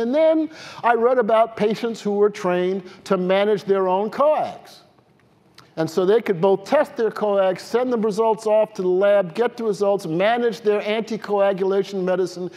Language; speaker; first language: English; native; English